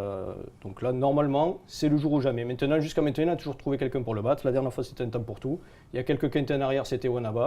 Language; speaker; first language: French; native; French